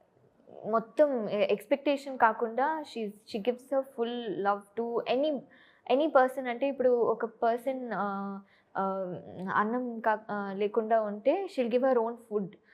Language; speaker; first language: Telugu; non-native, fluent; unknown